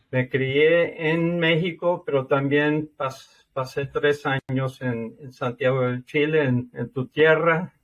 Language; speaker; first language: Spanish; non-native, fluent; English